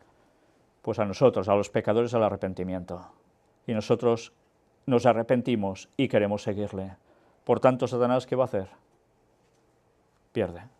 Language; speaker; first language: Spanish; native; Spanish